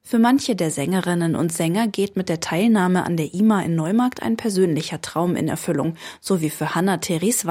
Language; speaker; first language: German; native; German